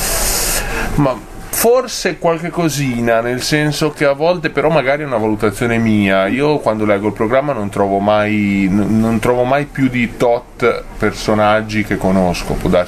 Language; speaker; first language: Italian; native; Italian